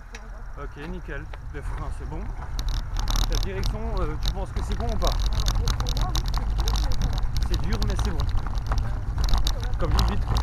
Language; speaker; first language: French; native; French